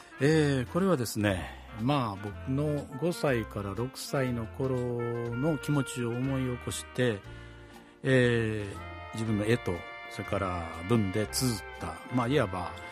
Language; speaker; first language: Japanese; native; Japanese